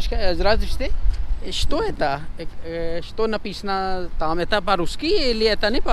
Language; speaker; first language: Russian; non-native, learner; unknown